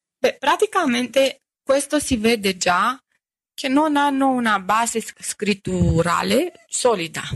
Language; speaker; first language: Italian; non-native, fluent; Romanian